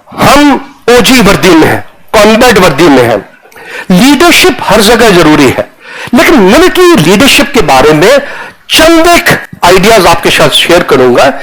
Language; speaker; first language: Hindi; non-native, local second language; Punjabi